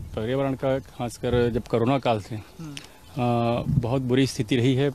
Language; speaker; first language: Hindi; native; Hindi